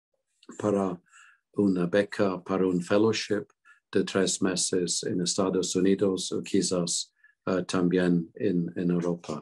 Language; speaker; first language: Spanish; non-native, fluent; English